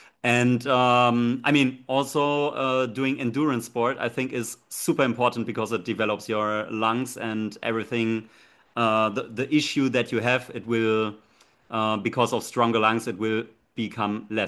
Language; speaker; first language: English; non-native, fluent; German